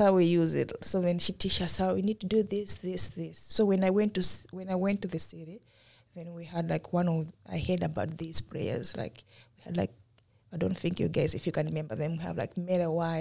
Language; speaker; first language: English; non-native, local second language; Tumbuka